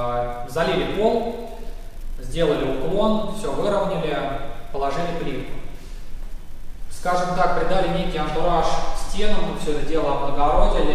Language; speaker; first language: Russian; native; Russian